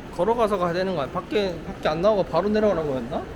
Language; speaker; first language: Korean; native; Korean